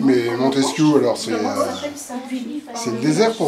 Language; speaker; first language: French; native; French